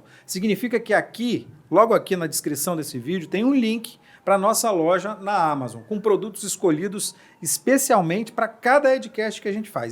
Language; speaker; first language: Portuguese; native; Portuguese